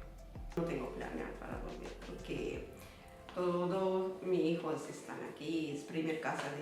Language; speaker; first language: Spanish; non-native, learner; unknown